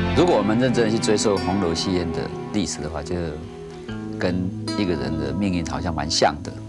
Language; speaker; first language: Chinese; native; Chinese